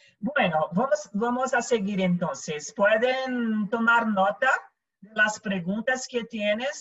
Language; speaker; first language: Spanish; non-native, local second language; Portuguese